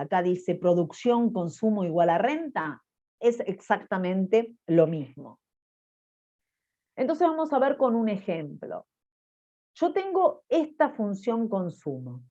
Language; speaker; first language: Spanish; native; Spanish